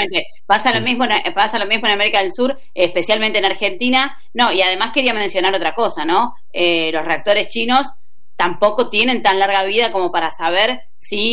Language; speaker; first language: Spanish; native; Spanish